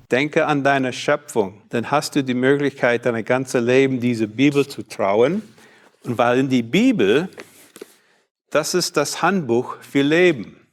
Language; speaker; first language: German; non-native, fluent; English